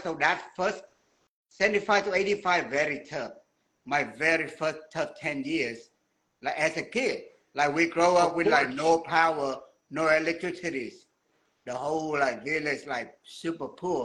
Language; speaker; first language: English; non-native, learner; Vietnamese